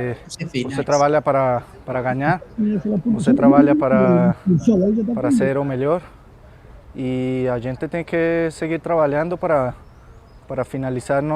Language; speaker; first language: Portuguese; non-native, fluent; Spanish